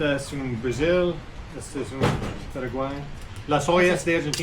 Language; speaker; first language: Spanish; non-native, learner; English